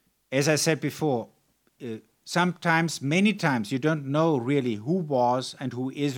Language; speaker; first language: English; non-native, fluent; German